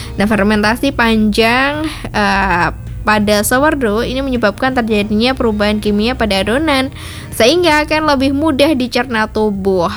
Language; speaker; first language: Indonesian; native; Indonesian